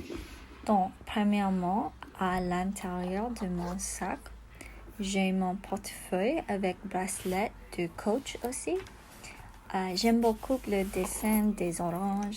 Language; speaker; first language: French; non-native, learner; English